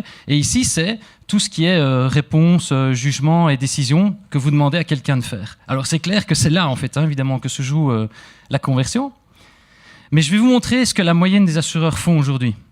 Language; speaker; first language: French; native; French